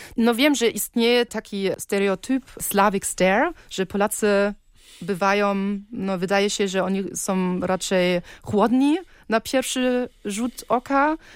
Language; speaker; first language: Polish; early bilingual, heritage; Polish